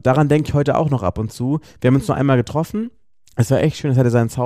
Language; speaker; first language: German; native; German